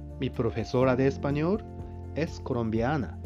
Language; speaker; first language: Spanish; non-native, fluent; Japanese